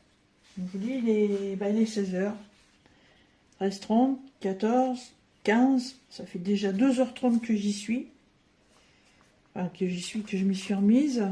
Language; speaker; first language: French; native; French